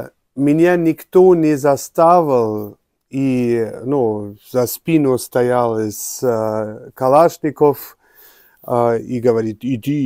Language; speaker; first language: Russian; non-native, learner; German